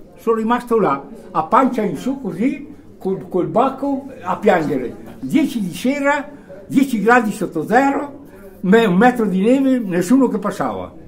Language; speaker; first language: Italian; native; Italian